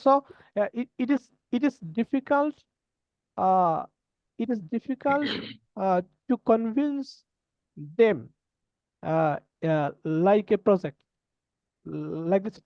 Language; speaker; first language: English; non-native, learner; Bangla